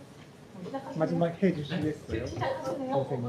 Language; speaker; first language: Korean; non-native, learner; Japanese